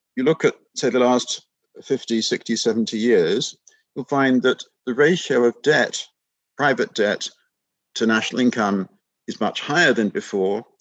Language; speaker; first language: English; native; English